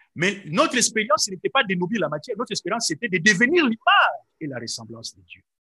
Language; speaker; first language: French; non-native, local second language; Lingala